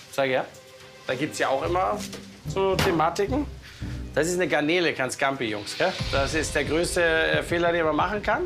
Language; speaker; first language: German; native; German